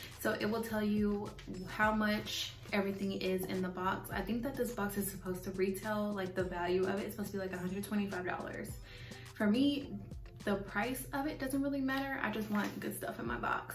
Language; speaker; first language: English; native; English